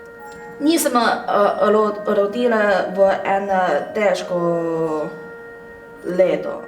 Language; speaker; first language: Slovenian; non-native, learner; Chinese